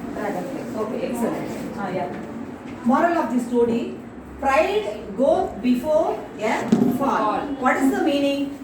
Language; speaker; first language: English; non-native, local second language; Tamil